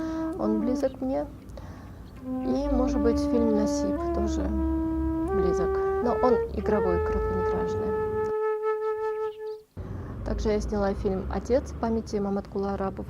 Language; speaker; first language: Russian; non-native, local second language; Tajik